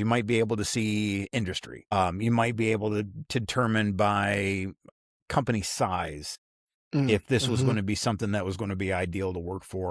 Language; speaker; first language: English; native; English